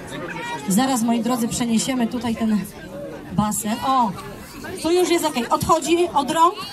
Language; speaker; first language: Polish; native; Polish